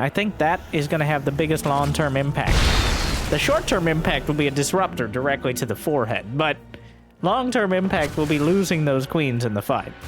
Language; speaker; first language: English; native; English